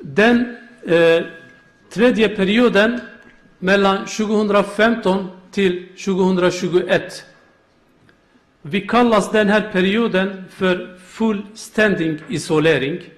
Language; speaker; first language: Swedish; non-native, learner; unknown